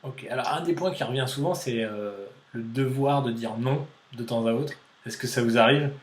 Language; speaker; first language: French; native; French